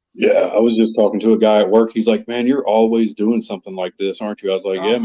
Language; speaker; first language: English; native; English